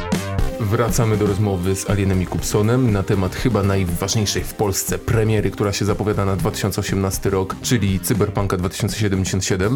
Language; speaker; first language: Polish; native; Polish